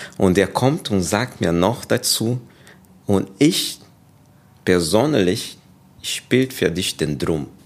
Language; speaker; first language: German; non-native, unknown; Portuguese